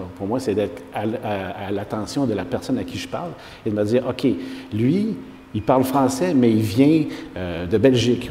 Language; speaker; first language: French; native; French